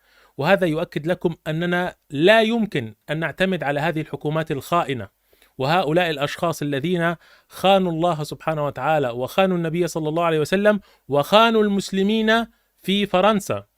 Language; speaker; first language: Arabic; native; Arabic